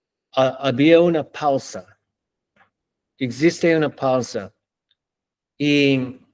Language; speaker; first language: Spanish; non-native, learner; English